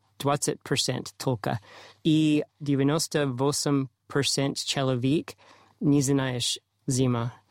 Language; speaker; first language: Russian; non-native, learner; English